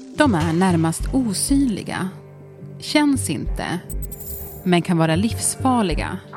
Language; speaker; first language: Swedish; native; Swedish